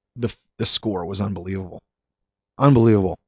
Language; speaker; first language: English; native; English